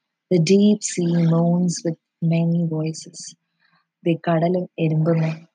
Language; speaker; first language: English; non-native, local second language; Malayalam